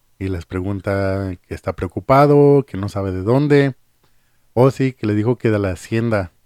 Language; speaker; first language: Spanish; early bilingual, heritage; Spanish